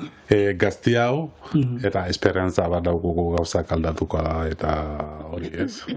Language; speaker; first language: Basque; non-native, learner; Wolof